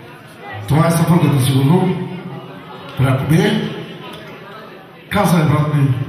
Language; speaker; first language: Bulgarian; non-native, local second language; Turkish